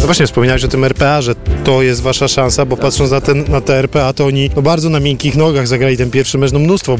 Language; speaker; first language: Polish; native; Polish